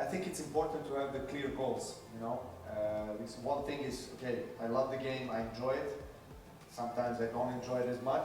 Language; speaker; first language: English; non-native, fluent; Serbian